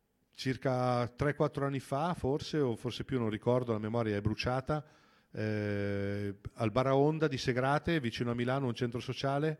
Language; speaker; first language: Italian; native; Italian